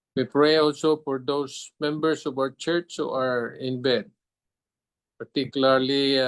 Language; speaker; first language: English; non-native, local second language; Filipino